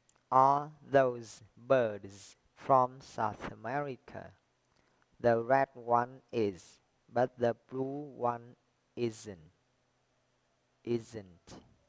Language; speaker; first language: English; non-native, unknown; Vietnamese